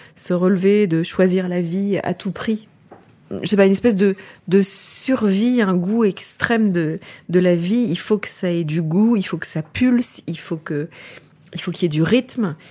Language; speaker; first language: French; native; French